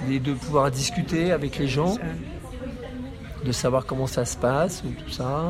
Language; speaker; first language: French; native; French